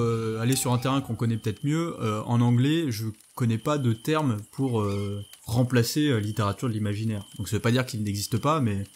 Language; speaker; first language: French; native; French